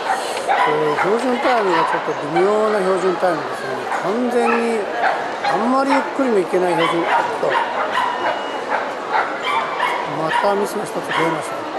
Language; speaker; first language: Japanese; native; Japanese